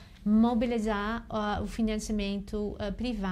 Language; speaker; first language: Portuguese; non-native, learner; English